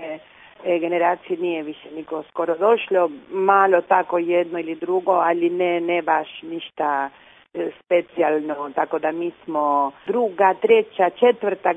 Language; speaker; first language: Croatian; early bilingual, heritage; Croatian